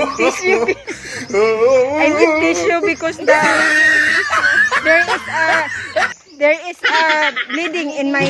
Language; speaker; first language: English; non-native, learner; Cebuano